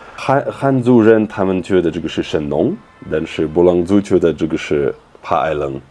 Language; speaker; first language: Chinese; non-native, fluent; Russian